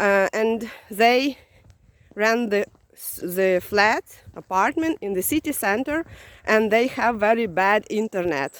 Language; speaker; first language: English; non-native, fluent; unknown